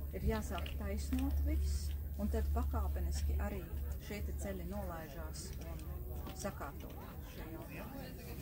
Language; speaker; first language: Latvian; native; Latvian